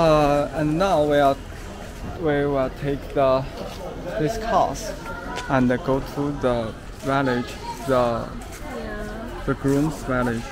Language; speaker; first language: English; non-native, local second language; Chinese